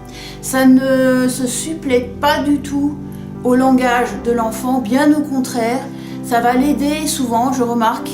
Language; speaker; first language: French; native; French